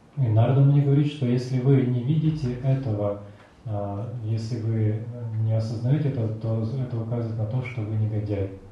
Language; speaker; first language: Russian; native; Russian